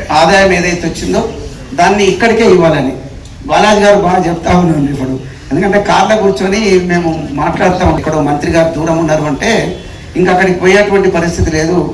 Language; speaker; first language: Telugu; native; Telugu